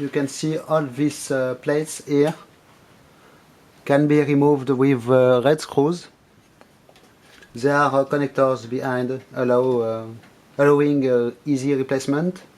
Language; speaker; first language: English; non-native, fluent; French